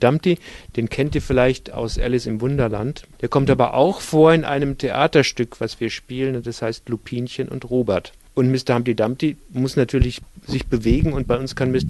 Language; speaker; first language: German; native; German